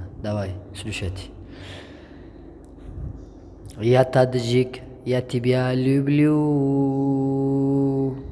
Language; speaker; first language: Russian; non-native, learner; Tajik